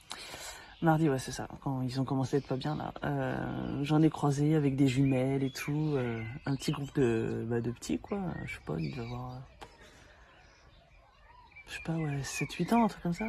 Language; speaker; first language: French; native; French